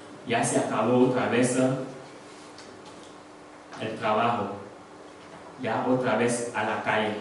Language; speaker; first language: Spanish; non-native, learner; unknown